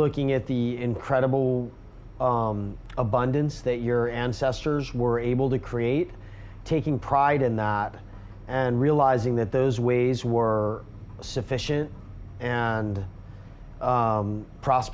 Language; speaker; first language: English; native; English